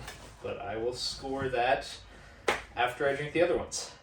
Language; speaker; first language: English; native; English